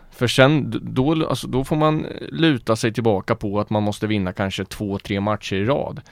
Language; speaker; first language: Swedish; native; Swedish